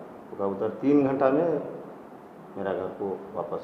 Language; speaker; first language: Hindi; non-native, local second language; Odia